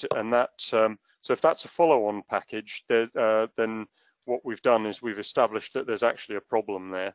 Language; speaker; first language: English; native; English